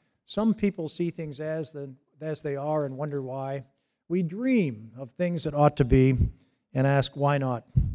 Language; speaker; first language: English; native; English